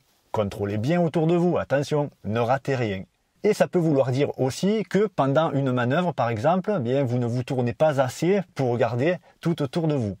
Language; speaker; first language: French; native; French